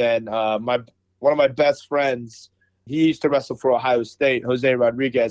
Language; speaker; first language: English; native; English